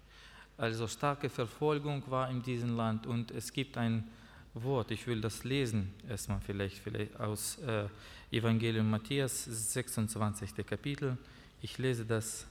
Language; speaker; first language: German; non-native, learner; Russian